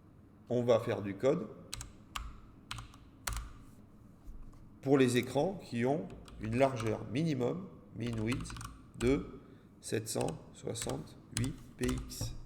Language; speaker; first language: French; native; French